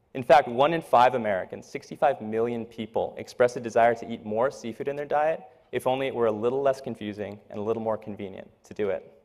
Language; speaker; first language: English; native; English